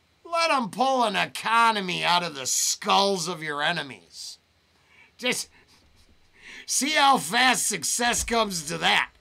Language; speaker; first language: English; native; English